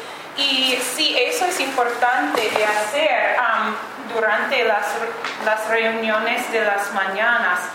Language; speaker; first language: Spanish; non-native, learner; English